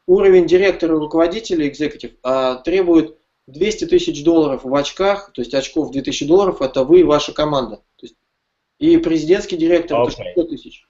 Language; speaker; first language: Russian; native; Russian